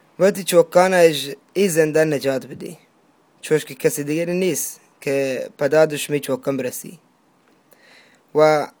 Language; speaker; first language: Persian; non-native, local second language; Baluchi